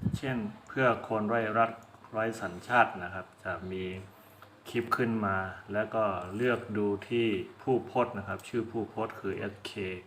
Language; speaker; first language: Thai; non-native, local second language; Shan